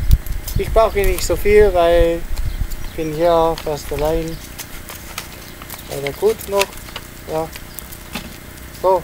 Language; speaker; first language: German; non-native, learner; Italian